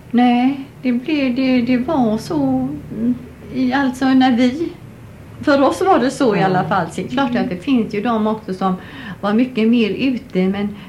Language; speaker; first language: Swedish; native; Swedish